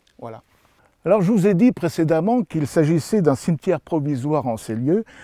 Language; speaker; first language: French; native; French